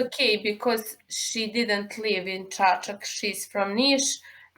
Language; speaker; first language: English; non-native, learner; Serbian